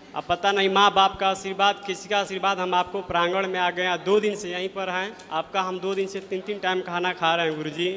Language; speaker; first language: Hindi; native; Hindi